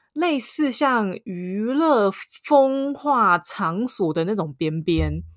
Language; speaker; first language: Chinese; native; Chinese